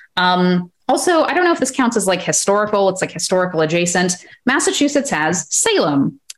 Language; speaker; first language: English; native; English